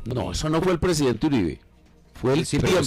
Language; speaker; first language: Spanish; native; Spanish